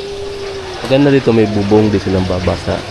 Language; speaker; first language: Filipino; non-native, local second language; Waray